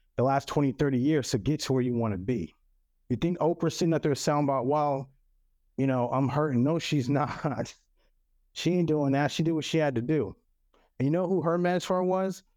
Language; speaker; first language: English; non-native, local second language; French